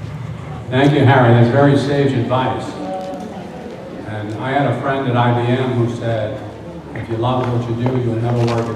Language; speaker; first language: English; native; English